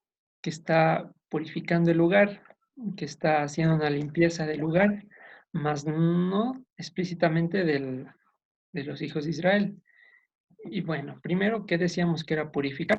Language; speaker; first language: Spanish; native; Spanish